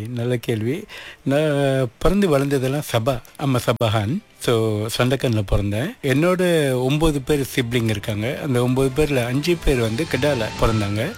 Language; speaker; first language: Tamil; non-native, local second language; Malay